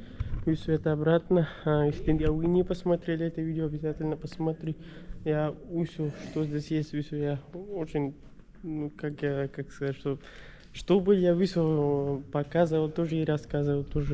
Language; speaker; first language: Russian; non-native, learner; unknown